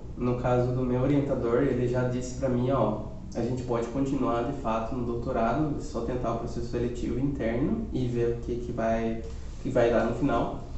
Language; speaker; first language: Portuguese; non-native, fluent; Spanish